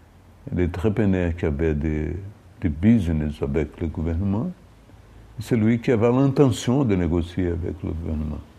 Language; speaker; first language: French; non-native, fluent; Portuguese